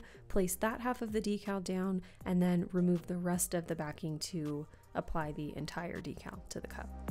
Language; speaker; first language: English; native; English